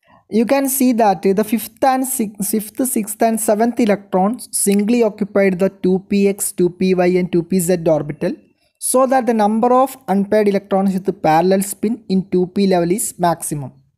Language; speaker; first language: English; non-native, local second language; Malayalam